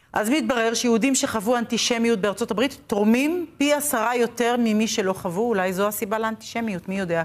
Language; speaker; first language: Hebrew; native; Hebrew